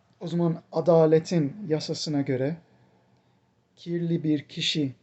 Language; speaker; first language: Turkish; non-native, fluent; English